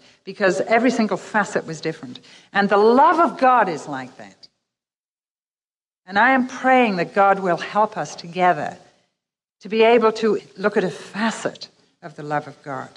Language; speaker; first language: English; native; English